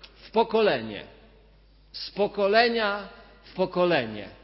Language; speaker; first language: Polish; native; Polish